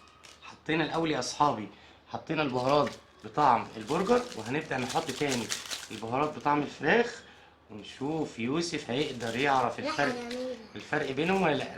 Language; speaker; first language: Arabic; native; Arabic